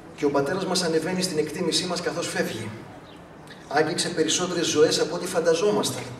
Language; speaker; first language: Greek; early bilingual, other home language; English